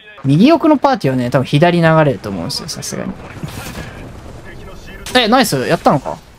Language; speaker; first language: Japanese; native; Japanese